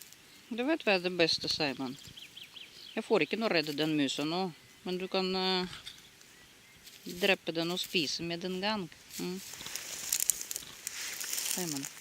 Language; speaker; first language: Norwegian; non-native, fluent; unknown